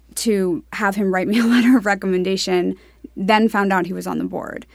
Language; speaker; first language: English; native; English